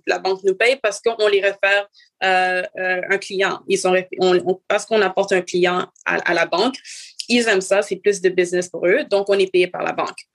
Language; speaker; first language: French; native; French